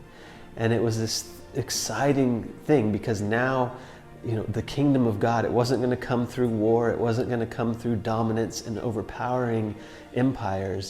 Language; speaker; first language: English; native; English